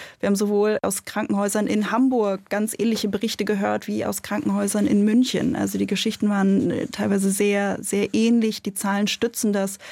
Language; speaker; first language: German; native; German